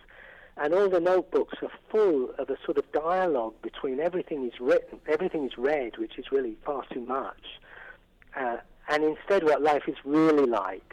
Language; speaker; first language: English; native; English